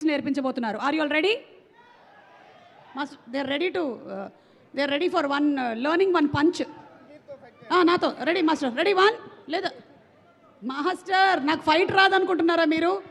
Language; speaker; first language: Telugu; native; Telugu